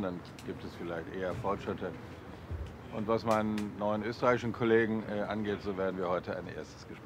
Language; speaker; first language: German; native; German